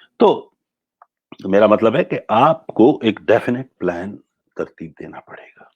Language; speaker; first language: Urdu; native; Urdu